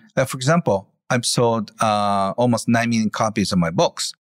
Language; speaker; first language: English; non-native, fluent; Japanese